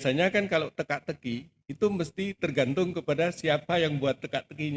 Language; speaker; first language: Indonesian; native; Indonesian